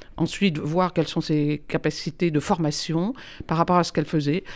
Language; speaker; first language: French; native; French